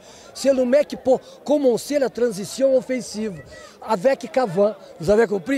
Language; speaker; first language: French; non-native, fluent; Portuguese